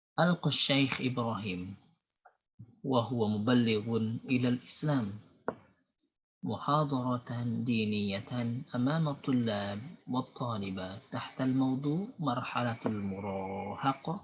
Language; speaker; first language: Arabic; non-native, fluent; Indonesian